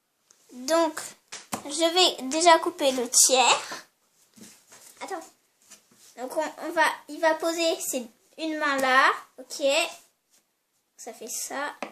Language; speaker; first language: French; native; French